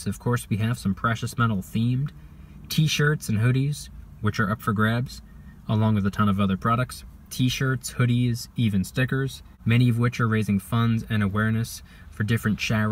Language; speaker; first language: English; native; English